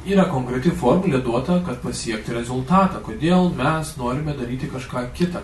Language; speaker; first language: Lithuanian; native; Lithuanian